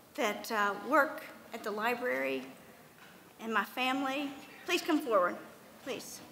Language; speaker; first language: English; native; English